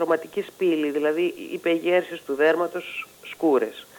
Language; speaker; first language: Greek; native; Greek